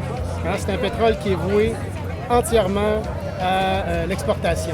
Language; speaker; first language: French; native; French